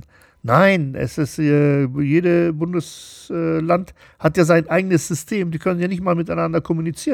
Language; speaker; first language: German; native; German